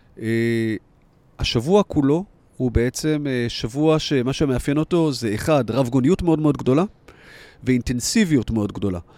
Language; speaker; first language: Hebrew; native; Hebrew